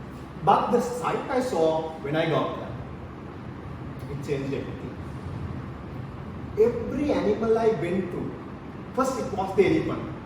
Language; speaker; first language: English; non-native, local second language; Sinhala